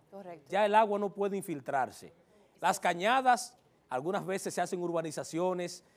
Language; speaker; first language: Spanish; native; Spanish